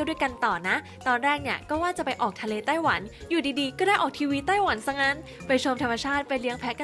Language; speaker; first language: Thai; native; Thai